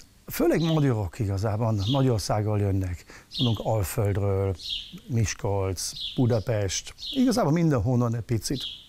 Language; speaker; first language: Hungarian; non-native, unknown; German